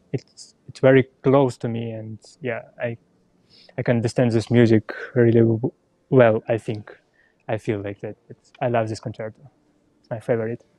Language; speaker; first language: English; non-native, learner; Russian